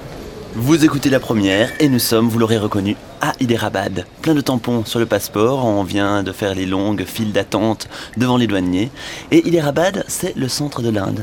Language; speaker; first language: French; native; French